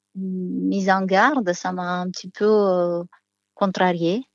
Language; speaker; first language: French; non-native, fluent; Romanian